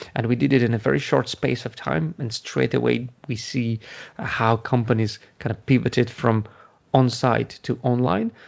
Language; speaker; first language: English; non-native, fluent; Ukrainian